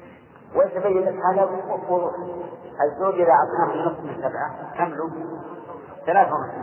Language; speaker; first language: Arabic; native; Arabic